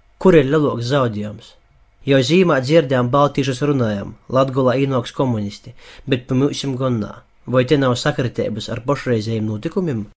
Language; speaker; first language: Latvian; native; Latvian